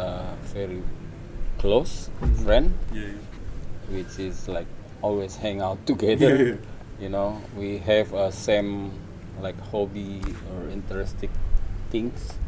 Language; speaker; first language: English; non-native, learner; Indonesian